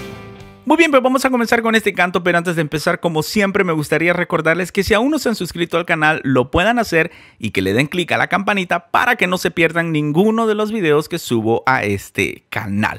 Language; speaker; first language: Spanish; native; Spanish